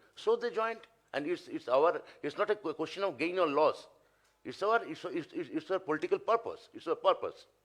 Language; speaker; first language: English; non-native, local second language; Bangla